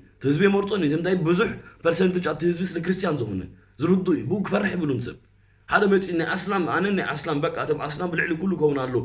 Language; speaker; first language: Tigrinya; early bilingual, heritage; Tigrinya